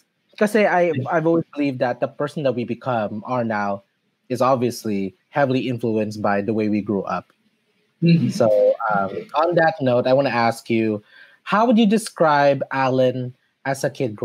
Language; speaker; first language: English; early bilingual, other home language; Filipino